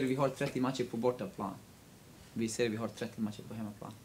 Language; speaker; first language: Swedish; non-native, local second language; Kurdish